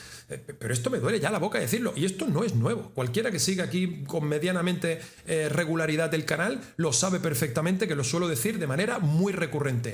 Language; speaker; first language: Spanish; native; Spanish